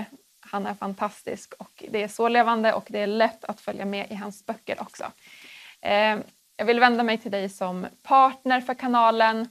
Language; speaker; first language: Swedish; native; Swedish